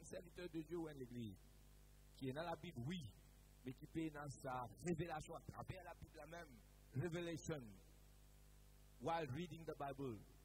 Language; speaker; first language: French; non-native, local second language; Morisyen